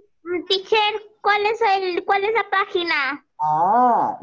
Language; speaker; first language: English; non-native, learner; Spanish